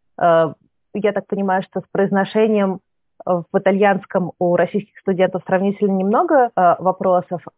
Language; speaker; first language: Russian; native; Russian